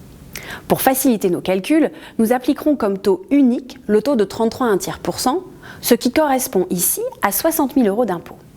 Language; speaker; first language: French; native; French